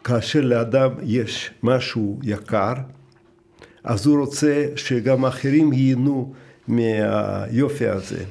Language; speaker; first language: Hebrew; non-native, fluent; Russian